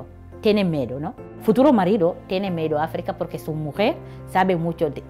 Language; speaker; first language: Spanish; non-native, learner; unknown